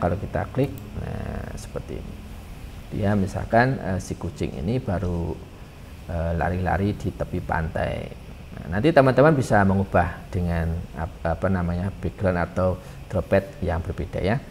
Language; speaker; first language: Indonesian; native; Indonesian